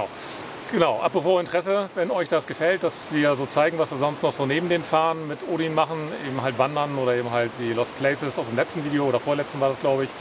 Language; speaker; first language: German; native; German